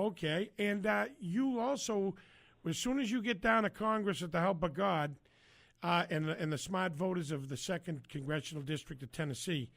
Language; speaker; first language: English; native; English